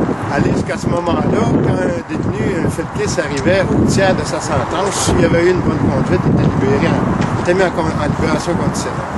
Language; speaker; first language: French; native; French